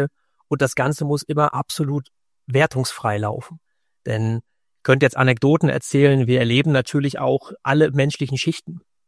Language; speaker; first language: German; native; German